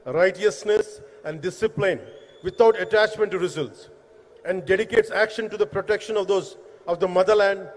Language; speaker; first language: English; non-native, local second language; Telugu